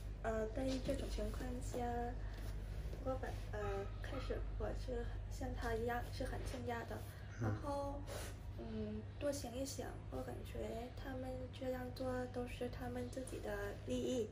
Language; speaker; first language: Chinese; non-native, learner; Vietnamese